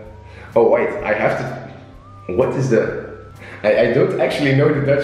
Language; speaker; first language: English; non-native, fluent; Dutch